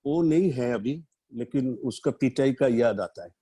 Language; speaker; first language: Hindi; non-native, local second language; Bangla